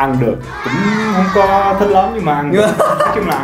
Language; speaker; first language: Vietnamese; non-native, fluent; English